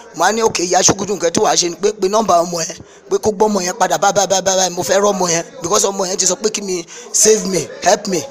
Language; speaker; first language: Yoruba; native; Yoruba